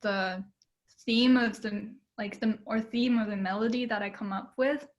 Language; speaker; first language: English; early bilingual, other home language; Japanese